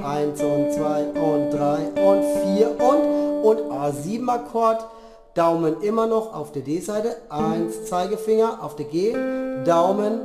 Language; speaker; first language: German; native; German